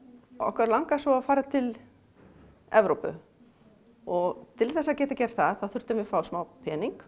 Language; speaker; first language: Icelandic; non-native, fluent; Afrikaans